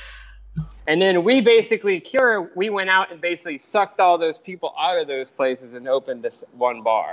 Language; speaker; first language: English; native; English